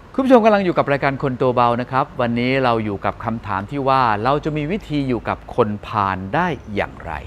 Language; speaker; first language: Thai; native; Thai